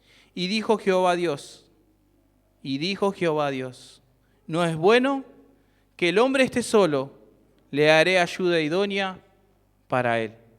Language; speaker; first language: Spanish; native; Spanish